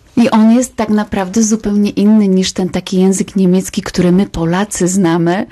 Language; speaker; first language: Polish; native; Polish